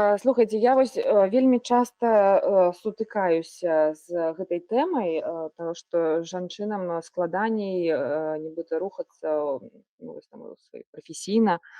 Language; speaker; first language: Belarusian; non-native, local second language; Russian